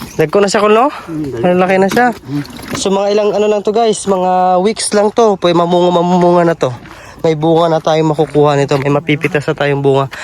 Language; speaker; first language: Filipino; non-native, local second language; Cebuano